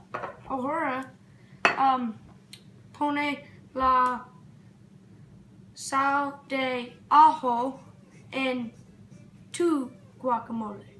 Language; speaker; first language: Spanish; non-native, learner; English